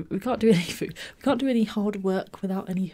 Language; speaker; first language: English; native; English